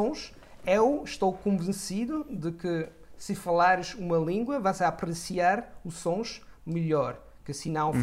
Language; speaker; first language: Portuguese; non-native, learner; Italian